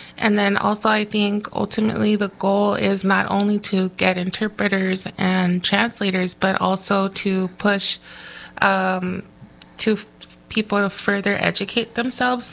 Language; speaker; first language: English; early bilingual, other home language; Spanish